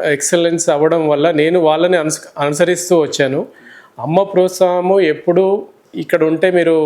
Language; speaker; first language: Telugu; native; Telugu